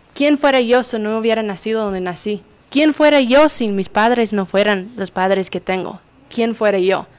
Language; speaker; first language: Spanish; non-native, fluent; English